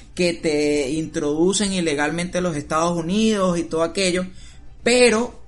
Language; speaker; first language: Spanish; native; Spanish